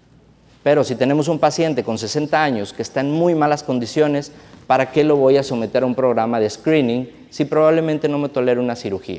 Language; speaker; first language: Spanish; native; Spanish